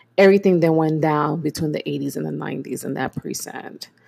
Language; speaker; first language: English; native; English